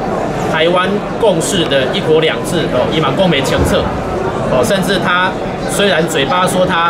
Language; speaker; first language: Chinese; native; Chinese